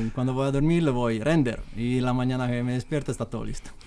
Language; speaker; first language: Spanish; non-native, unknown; Italian